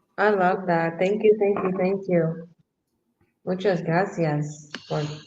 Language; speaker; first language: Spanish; non-native, learner; English